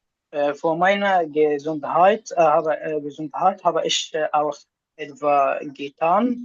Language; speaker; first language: German; non-native, learner; Arabic